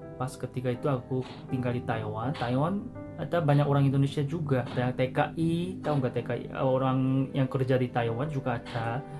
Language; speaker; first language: Indonesian; non-native, fluent; Korean